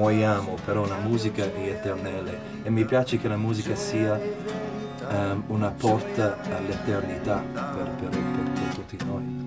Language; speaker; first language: Italian; non-native, fluent; English